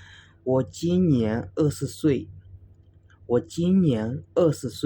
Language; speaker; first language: Chinese; non-native, fluent; Burmese